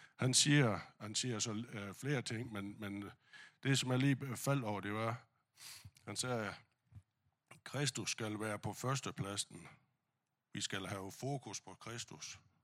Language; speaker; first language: Danish; non-native, fluent; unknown